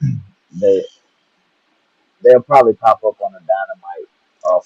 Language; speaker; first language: English; native; English